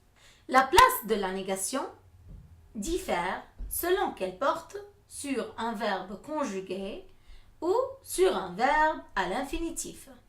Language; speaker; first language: French; non-native, fluent; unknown